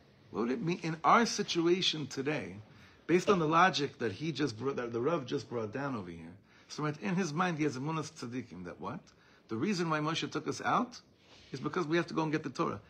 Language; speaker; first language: English; native; English